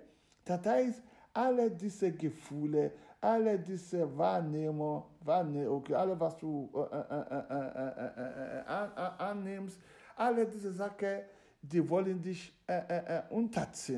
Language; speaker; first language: German; non-native, fluent; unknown